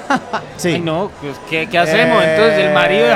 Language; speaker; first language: Spanish; native; Spanish